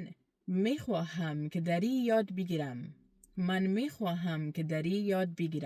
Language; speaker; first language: Persian; early bilingual, heritage; Persian